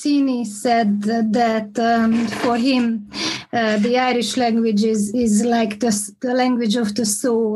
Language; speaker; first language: English; non-native, fluent; Hungarian